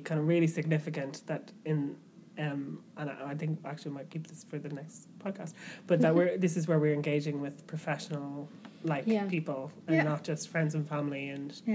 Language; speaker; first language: English; native; English